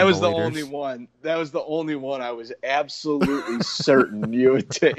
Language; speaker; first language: English; native; English